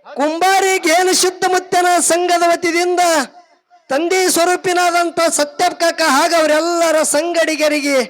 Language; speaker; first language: Kannada; native; Kannada